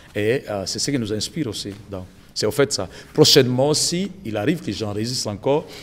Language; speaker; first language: French; non-native, local second language; Lingala